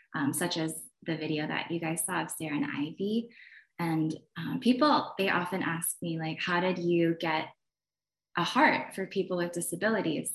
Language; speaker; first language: English; native; English